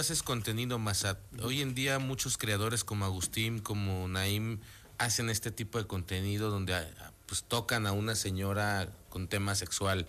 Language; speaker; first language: Spanish; native; Spanish